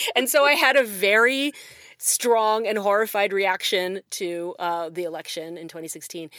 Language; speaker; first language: English; native; English